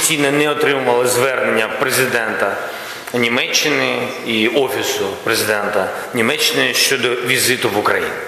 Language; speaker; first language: Ukrainian; non-native, local second language; Russian